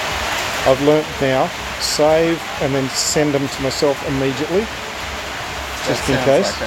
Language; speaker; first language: English; native; English